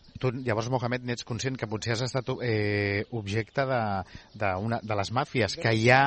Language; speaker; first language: Catalan; native; Catalan